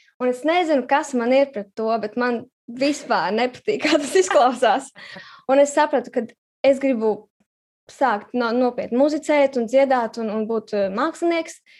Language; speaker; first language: Latvian; native; Latvian